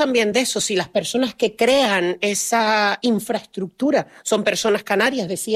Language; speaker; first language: Spanish; native; Spanish